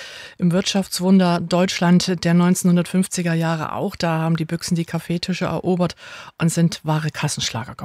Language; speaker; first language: German; native; German